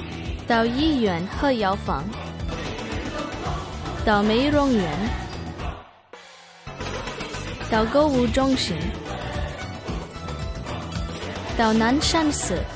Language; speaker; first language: Chinese; non-native, learner; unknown